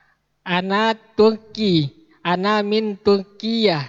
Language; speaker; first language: Arabic; non-native, learner; Indonesian